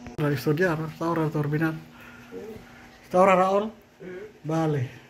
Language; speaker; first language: Spanish; non-native, learner; Filipino